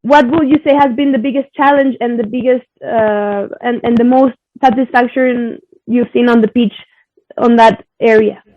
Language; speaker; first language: English; non-native, fluent; Spanish